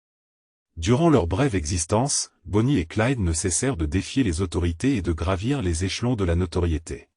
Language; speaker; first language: French; native; French